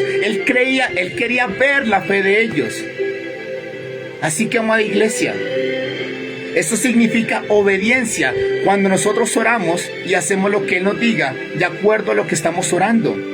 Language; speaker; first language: Spanish; native; Spanish